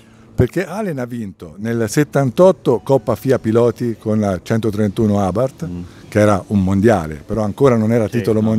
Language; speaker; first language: Italian; native; Italian